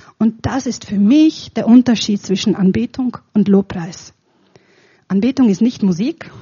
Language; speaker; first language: German; non-native, fluent; Romanian